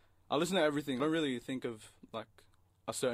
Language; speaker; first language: English; non-native, local second language; Filipino